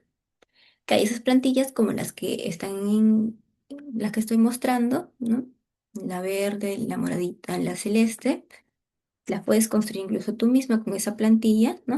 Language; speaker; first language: Spanish; native; Spanish